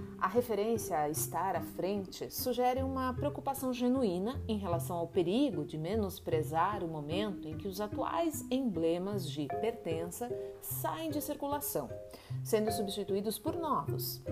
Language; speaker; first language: Portuguese; native; Portuguese